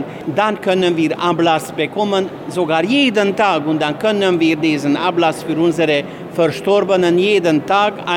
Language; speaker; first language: German; non-native, fluent; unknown